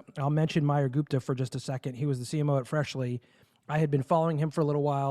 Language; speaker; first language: English; native; English